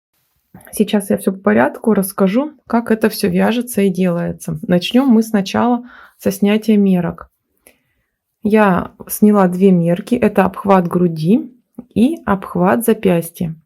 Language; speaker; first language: Russian; native; Russian